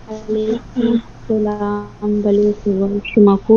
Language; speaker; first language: Persian; non-native, learner; Urdu